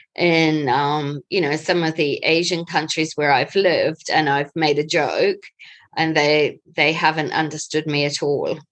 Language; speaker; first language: English; native; English